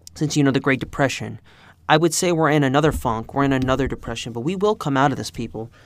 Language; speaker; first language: English; early bilingual, other home language; Spanish